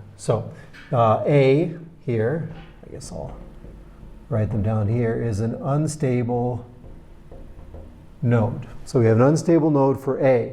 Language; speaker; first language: English; native; English